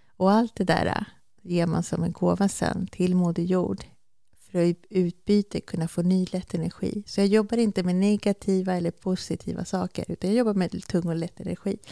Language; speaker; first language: Swedish; early bilingual, other home language; Spanish